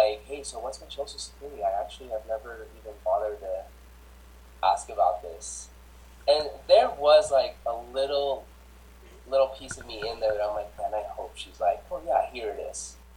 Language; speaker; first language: English; early bilingual, other home language; Spanish